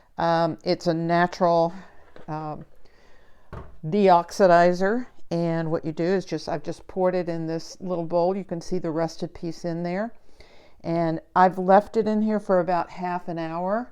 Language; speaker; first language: English; native; English